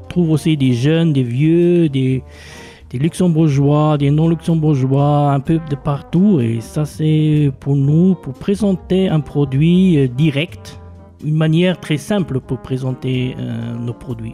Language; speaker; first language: French; non-native, local second language; Luxembourgish